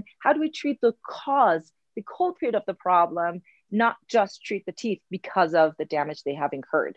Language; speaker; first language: English; non-native, fluent; Persian